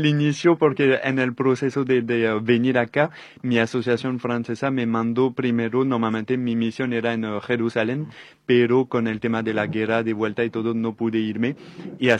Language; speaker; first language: Spanish; non-native, fluent; French